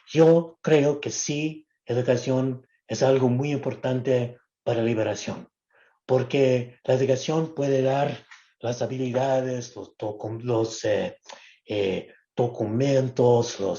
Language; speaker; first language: Spanish; non-native, local second language; English